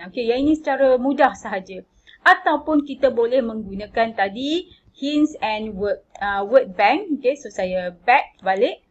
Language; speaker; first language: Malay; native; Malay